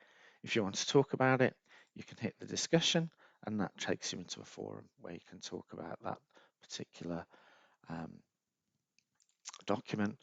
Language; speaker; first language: English; native; English